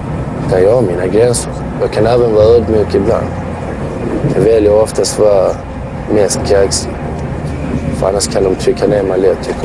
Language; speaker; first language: Swedish; early bilingual, other home language; Bosnian